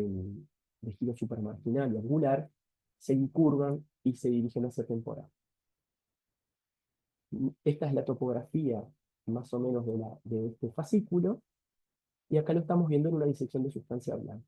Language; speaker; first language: Spanish; native; Spanish